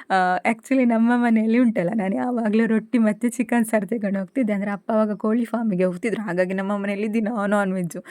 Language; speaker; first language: Kannada; native; Kannada